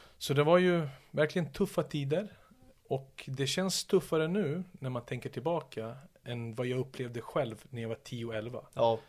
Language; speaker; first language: Swedish; early bilingual, other home language; Serbian